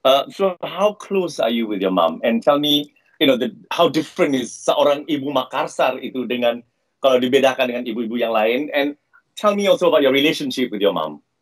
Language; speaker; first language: English; non-native, local second language; Malay